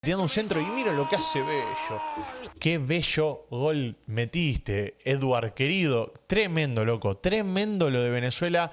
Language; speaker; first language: Spanish; native; Spanish